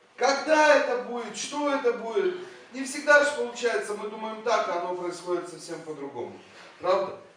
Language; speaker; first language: Russian; non-native, local second language; Ukrainian